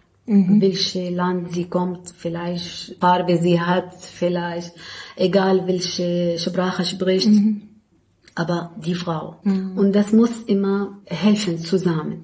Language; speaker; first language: German; non-native, learner; Arabic